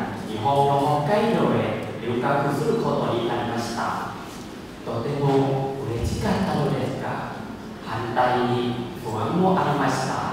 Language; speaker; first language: Japanese; non-native, fluent; Thai